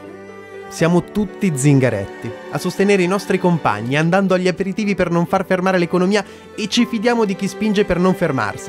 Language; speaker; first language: Italian; native; Italian